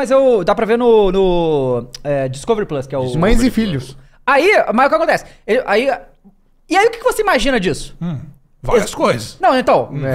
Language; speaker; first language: Portuguese; native; Portuguese